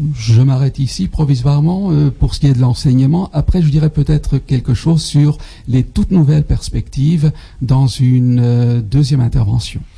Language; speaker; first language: French; non-native, fluent; Dutch